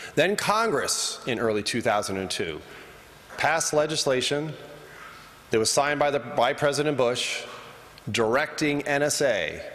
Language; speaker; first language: English; native; English